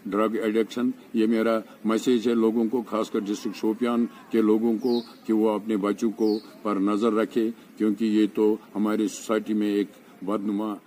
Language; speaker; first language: Hindi; non-native, local second language; Kashmiri